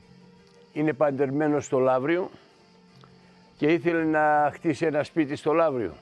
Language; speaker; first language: Greek; early bilingual, other home language; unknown